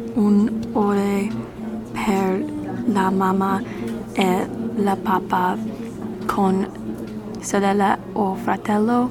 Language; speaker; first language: Italian; non-native, learner; English